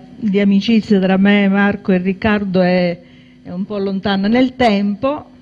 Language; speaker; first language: Italian; native; Italian